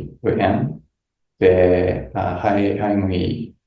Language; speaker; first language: Vietnamese; non-native, learner; English